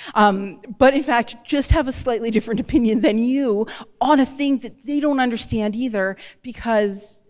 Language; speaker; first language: English; native; English